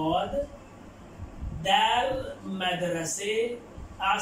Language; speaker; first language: Persian; non-native, fluent; Urdu